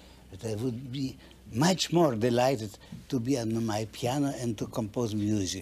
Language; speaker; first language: English; non-native, fluent; Russian